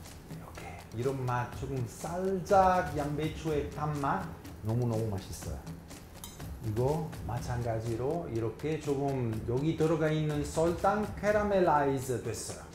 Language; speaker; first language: Korean; non-native, fluent; Italian